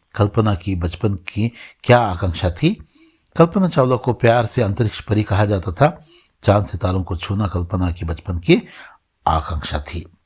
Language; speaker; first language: Hindi; non-native, local second language; Kannada